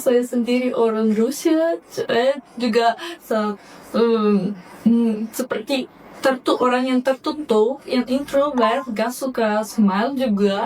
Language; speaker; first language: Indonesian; non-native, fluent; Russian